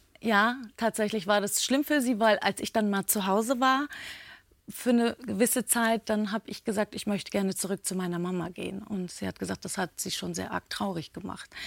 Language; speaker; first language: German; early bilingual, other home language; Turkish